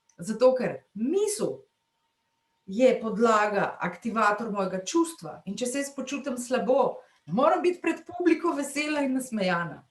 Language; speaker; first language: Slovenian; native; Slovenian